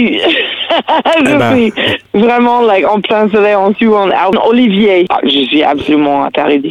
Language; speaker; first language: French; non-native, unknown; English